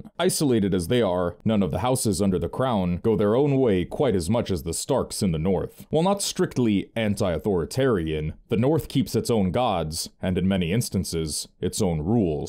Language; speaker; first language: English; native; English